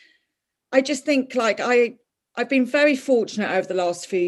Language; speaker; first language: English; native; English